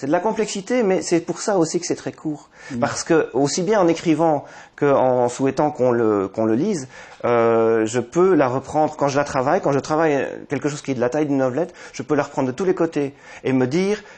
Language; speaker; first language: French; native; French